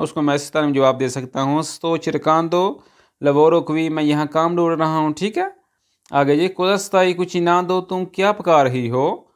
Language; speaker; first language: Urdu; non-native, local second language; Punjabi